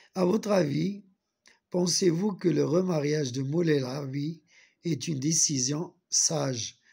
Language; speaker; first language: French; non-native, local second language; Arabic